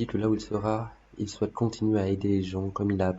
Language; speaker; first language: French; native; French